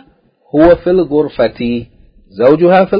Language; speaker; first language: Arabic; non-native, fluent; English